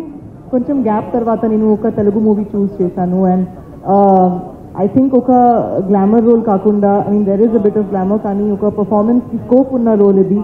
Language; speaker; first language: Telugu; non-native, learner; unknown